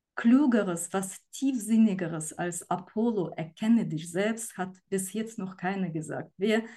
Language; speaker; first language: German; non-native, fluent; Ukrainian